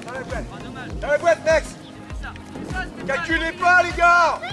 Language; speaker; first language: French; native; French